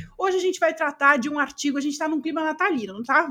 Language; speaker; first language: Portuguese; native; Portuguese